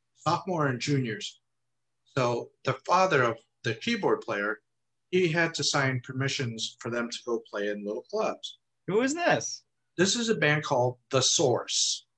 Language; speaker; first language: English; native; English